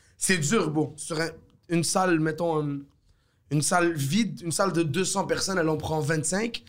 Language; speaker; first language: French; early bilingual, other home language; Arabic